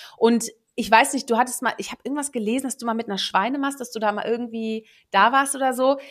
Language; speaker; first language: German; early bilingual, other home language; Dutch